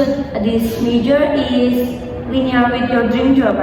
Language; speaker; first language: English; non-native, learner; Indonesian